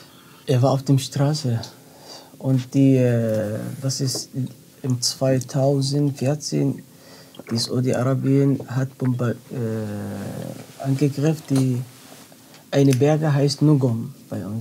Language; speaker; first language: German; non-native, learner; Arabic